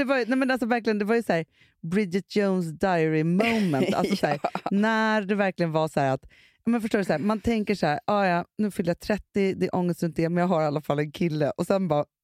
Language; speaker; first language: Swedish; native; Swedish